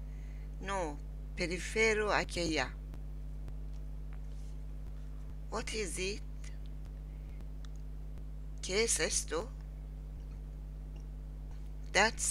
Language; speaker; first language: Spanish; non-native, learner; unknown